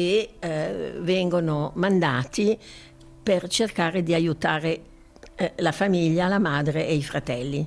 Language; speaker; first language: Italian; native; Italian